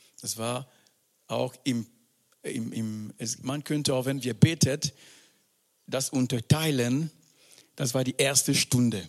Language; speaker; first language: German; non-native, fluent; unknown